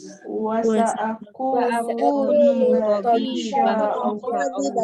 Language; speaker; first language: Arabic; non-native, learner; Indonesian